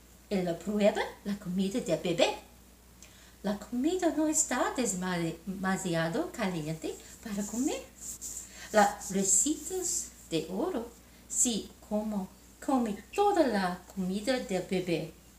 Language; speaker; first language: Spanish; non-native, learner; English